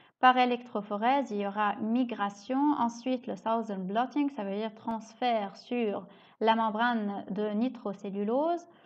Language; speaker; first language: French; native; French